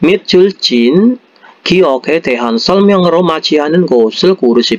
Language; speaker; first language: Korean; non-native, fluent; Indonesian